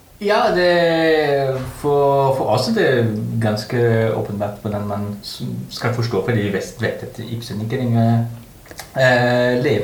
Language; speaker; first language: Norwegian; non-native, fluent; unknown